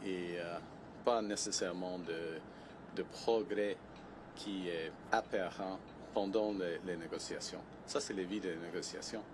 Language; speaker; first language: French; non-native, local second language; English